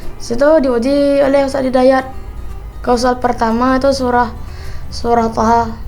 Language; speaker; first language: Indonesian; non-native, local second language; Minangkabau